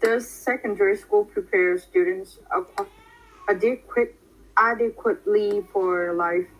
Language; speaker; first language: English; non-native, fluent; Vietnamese